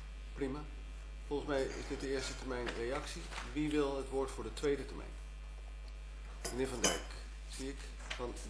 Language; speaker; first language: Dutch; native; Dutch